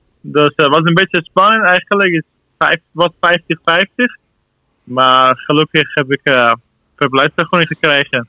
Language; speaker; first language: Dutch; non-native, learner; Persian